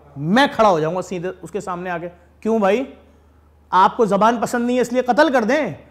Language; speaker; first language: Urdu; native; Urdu